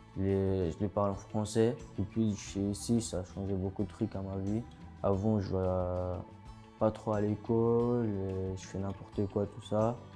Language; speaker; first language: French; non-native, local second language; Arabic